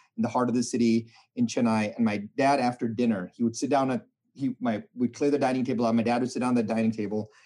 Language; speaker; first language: English; non-native, local second language; Tamil